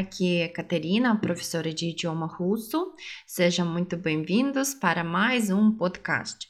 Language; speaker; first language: Portuguese; non-native, fluent; Russian